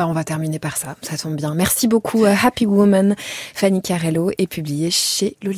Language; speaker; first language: French; native; French